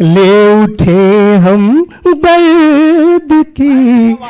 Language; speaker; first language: Hindi; native; Hindi